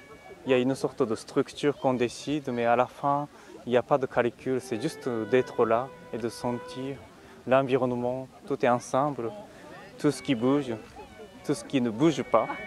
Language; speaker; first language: French; non-native, fluent; Japanese